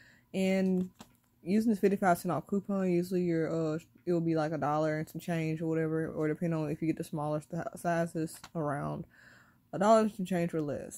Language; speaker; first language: English; native; English